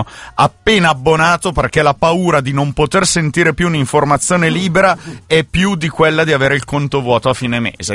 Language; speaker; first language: Italian; native; Italian